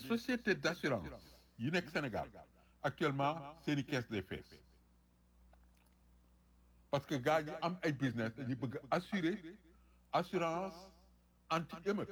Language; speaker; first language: French; non-native, local second language; Wolof